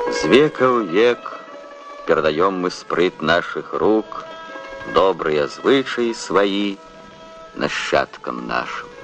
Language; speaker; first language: Belarusian; native; Belarusian